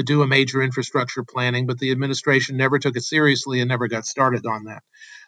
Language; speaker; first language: English; native; English